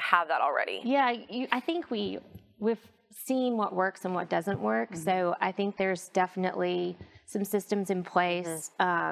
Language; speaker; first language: English; native; English